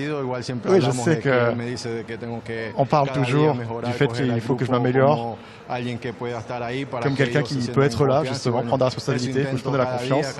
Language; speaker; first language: French; native; French